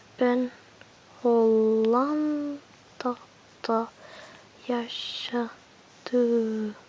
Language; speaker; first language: Turkish; early bilingual, heritage; Turkish